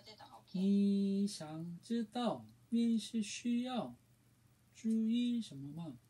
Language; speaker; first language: Chinese; non-native, learner; Korean